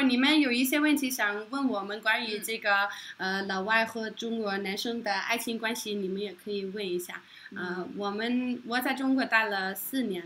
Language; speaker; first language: Chinese; non-native, fluent; Norwegian